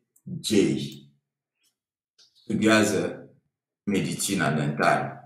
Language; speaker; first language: Romanian; non-native, fluent; French